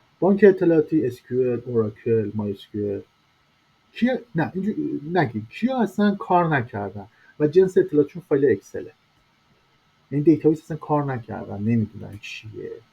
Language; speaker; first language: Persian; native; Persian